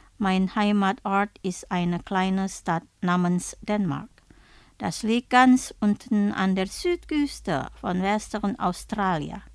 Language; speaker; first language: German; non-native, fluent; Indonesian